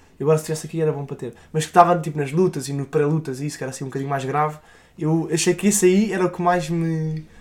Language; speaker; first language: Portuguese; native; Portuguese